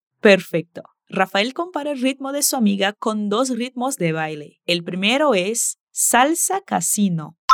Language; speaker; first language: Spanish; non-native, fluent; Portuguese